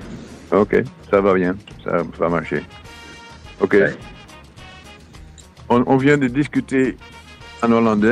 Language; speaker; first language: French; non-native, fluent; Dutch